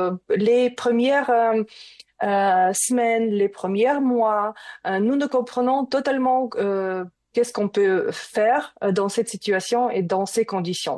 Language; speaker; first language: French; non-native, learner; Ukrainian